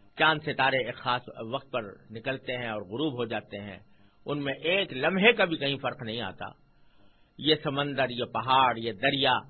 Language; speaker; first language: Urdu; native; Urdu